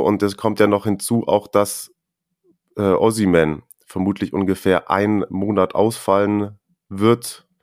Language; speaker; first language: German; native; German